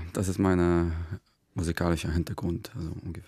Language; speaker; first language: German; non-native, fluent; Arabic